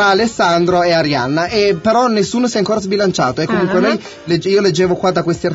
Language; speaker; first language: Italian; native; Italian